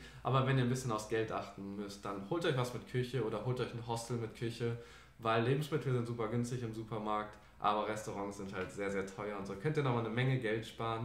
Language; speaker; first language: German; native; German